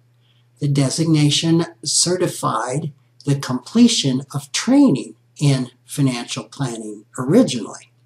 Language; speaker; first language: English; native; English